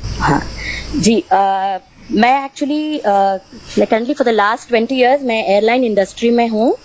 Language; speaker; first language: Hindi; non-native, local second language; Tamil